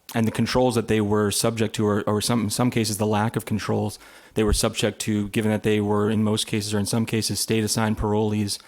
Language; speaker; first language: English; native; English